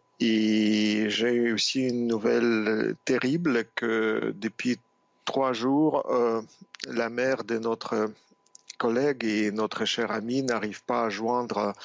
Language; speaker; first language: French; non-native, fluent; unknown